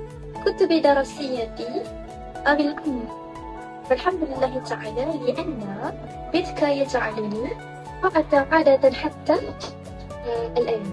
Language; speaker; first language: Arabic; non-native, learner; Malay